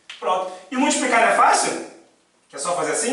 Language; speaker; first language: Portuguese; native; Portuguese